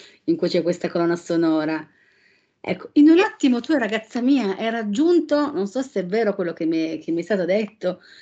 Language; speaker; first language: Italian; native; Italian